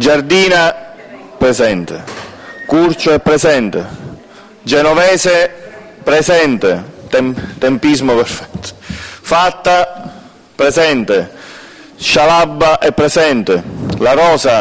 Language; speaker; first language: Italian; native; Italian